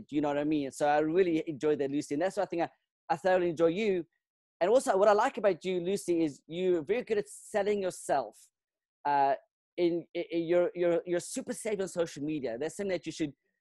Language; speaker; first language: English; non-native, local second language; Kabuverdianu